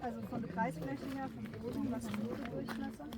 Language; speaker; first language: German; native; German